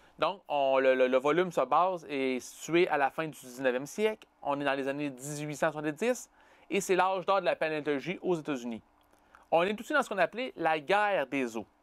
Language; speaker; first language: French; native; French